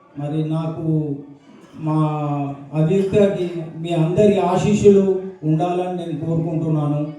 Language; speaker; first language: Telugu; native; Telugu